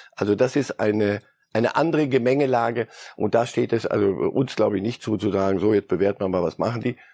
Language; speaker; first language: German; early bilingual, other home language; Polish